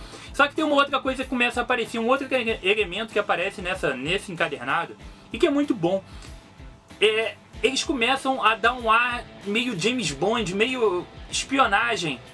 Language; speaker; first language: Portuguese; native; Portuguese